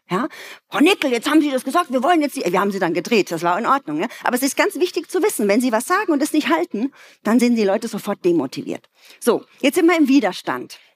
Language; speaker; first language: German; native; German